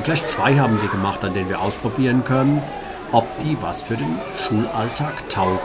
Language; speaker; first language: German; native; German